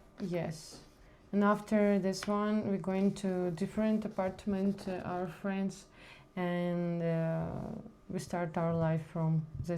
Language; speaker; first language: English; non-native, learner; Ukrainian